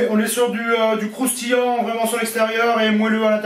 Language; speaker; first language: French; native; French